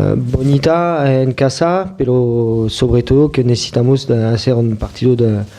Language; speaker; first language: Spanish; non-native, fluent; French